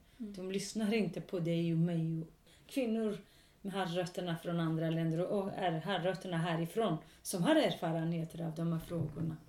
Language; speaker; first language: Swedish; non-native, local second language; Kurdish